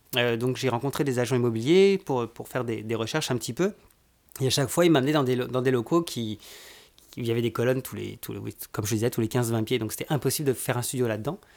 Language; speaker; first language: French; native; French